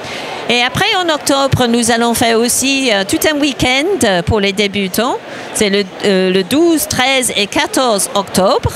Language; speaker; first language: French; non-native, fluent; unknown